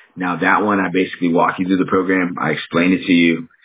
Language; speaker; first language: English; native; English